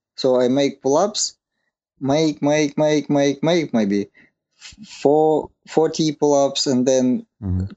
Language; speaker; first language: English; non-native, learner; Russian